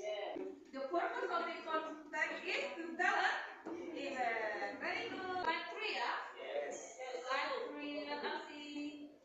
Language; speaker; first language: English; non-native, learner; Indonesian